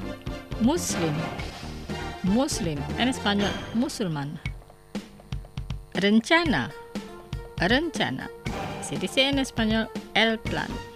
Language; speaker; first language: Spanish; non-native, fluent; Indonesian